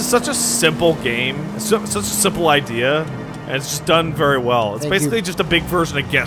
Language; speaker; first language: English; native; English